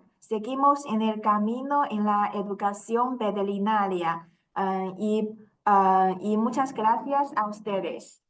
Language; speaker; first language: Spanish; non-native, fluent; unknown